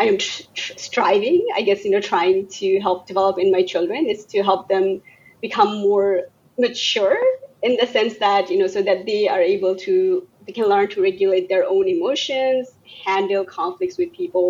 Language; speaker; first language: English; non-native, local second language; Bangla